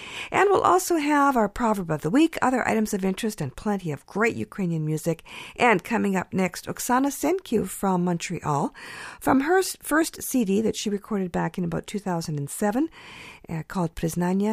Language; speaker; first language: English; early bilingual, other home language; Ukrainian